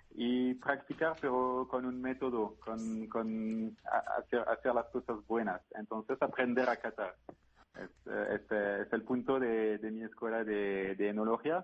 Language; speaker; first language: Spanish; non-native, fluent; French